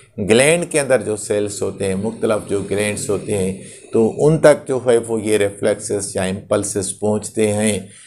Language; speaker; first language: Urdu; non-native, local second language; Sindhi